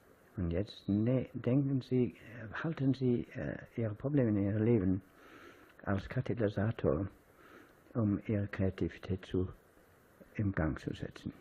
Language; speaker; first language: German; non-native, fluent; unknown